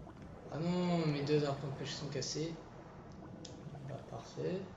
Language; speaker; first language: French; native; French